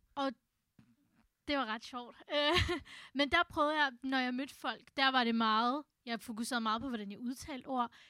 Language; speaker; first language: Danish; early bilingual, other home language; Urdu